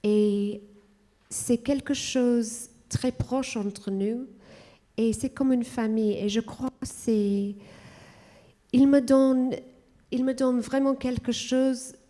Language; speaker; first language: French; non-native, fluent; English